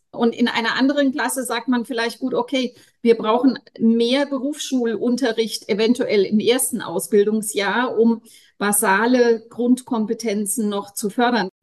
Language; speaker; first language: German; native; German